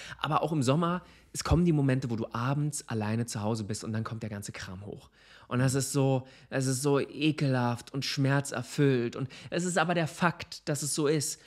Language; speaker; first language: German; native; German